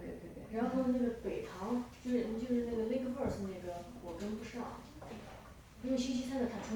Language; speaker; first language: Chinese; native; Chinese